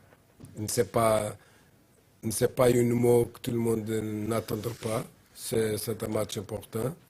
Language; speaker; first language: French; non-native, learner; Portuguese